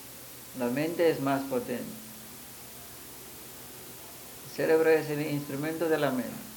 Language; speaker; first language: Spanish; non-native, fluent; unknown